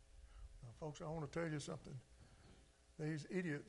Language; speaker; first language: English; native; English